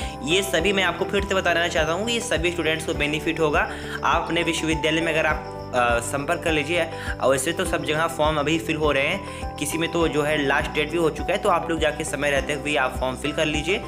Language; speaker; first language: Hindi; native; Hindi